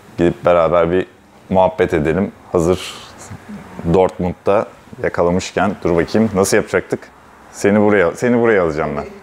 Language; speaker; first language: Turkish; native; Turkish